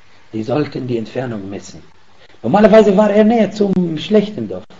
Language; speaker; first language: German; non-native, fluent; Arabic